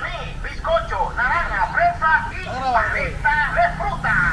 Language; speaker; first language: Spanish; native; Spanish